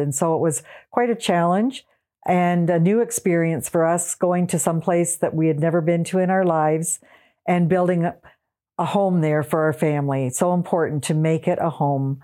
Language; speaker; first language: English; native; English